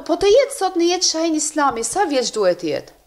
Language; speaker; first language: Albanian; native; Albanian